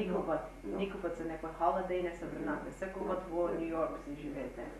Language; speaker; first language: Macedonian; early bilingual, heritage; Macedonian